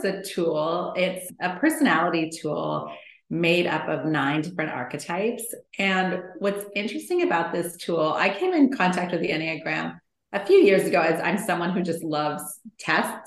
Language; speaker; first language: English; native; English